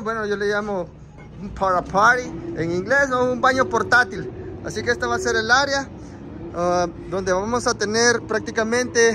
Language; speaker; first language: Spanish; native; Spanish